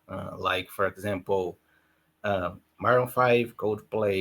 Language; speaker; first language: English; non-native, learner; Portuguese